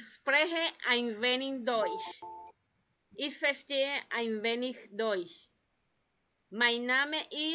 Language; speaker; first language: German; non-native, learner; Spanish